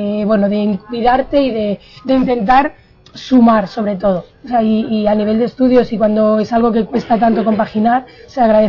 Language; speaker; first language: Spanish; native; Spanish